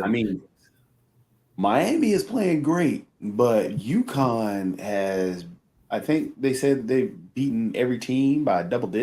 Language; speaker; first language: English; native; English